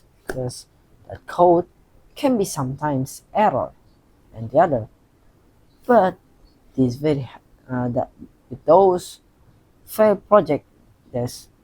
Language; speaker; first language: English; non-native, learner; Indonesian